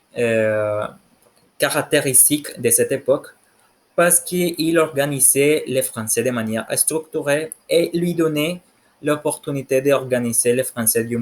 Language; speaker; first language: French; non-native, learner; Spanish